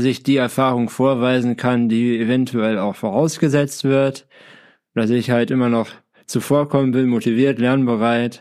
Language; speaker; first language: German; native; German